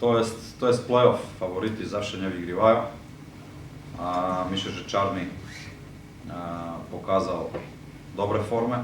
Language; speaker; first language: Polish; non-native, fluent; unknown